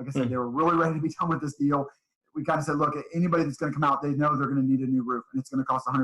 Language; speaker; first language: English; native; English